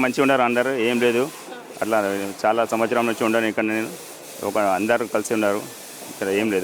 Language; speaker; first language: Telugu; non-native, local second language; Urdu